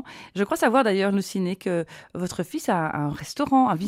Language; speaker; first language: French; native; French